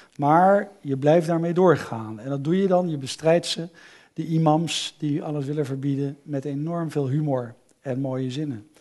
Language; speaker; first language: Dutch; native; Dutch